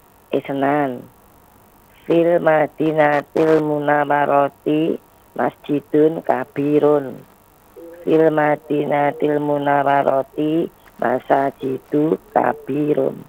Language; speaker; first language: Arabic; non-native, learner; Indonesian